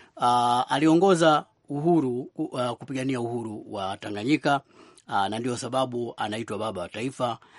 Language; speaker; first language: Swahili; native; Swahili